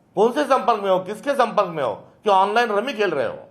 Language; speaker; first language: Hindi; non-native, local second language; Marathi